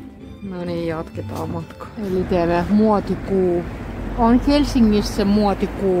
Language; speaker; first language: Finnish; non-native, fluent; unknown